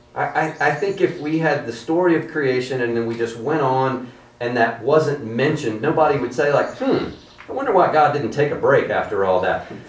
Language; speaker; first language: English; native; English